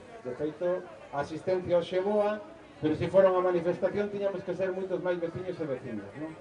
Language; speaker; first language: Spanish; non-native, local second language; Galician